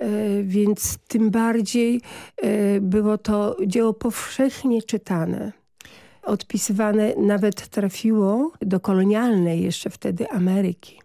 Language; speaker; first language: Polish; native; Polish